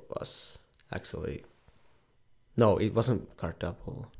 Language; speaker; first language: English; non-native, learner; Finnish